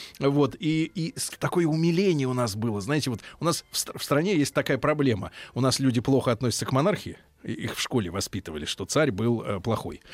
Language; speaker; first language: Russian; native; Russian